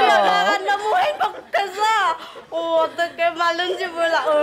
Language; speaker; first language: Korean; non-native, learner; Khmer